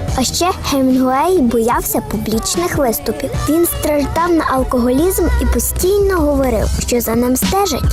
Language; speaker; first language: Ukrainian; native; Ukrainian